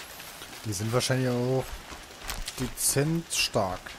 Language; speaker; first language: German; native; German